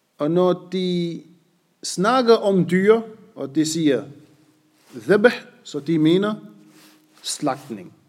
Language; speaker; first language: Danish; non-native, fluent; Arabic